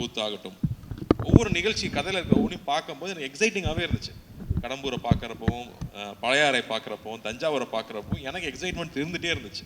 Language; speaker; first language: Tamil; native; Tamil